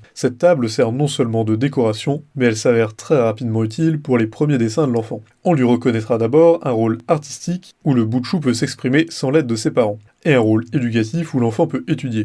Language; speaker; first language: French; native; French